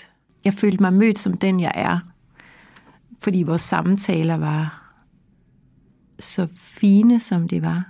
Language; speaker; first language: Danish; native; Danish